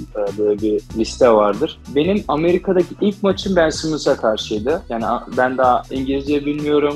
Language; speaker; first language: Turkish; native; Turkish